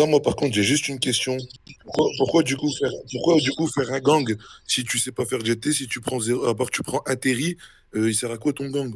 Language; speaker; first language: French; native; French